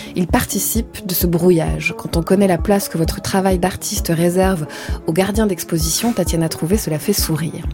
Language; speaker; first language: French; native; French